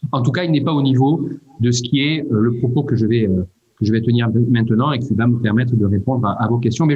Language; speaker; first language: French; native; French